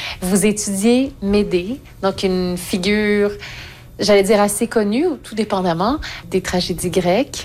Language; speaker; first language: French; native; French